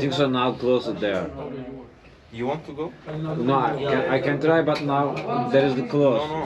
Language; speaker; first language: English; non-native, learner; Turkish